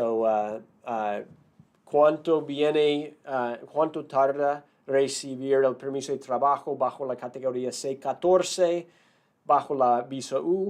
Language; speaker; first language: Spanish; non-native, fluent; English